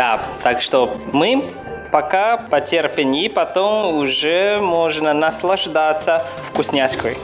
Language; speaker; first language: Russian; non-native, fluent; Chinese